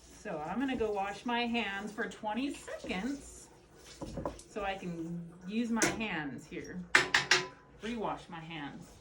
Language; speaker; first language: English; native; English